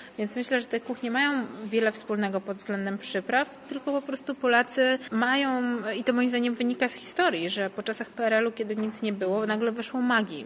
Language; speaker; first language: Polish; native; Polish